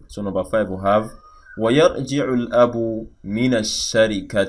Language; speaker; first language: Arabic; non-native, fluent; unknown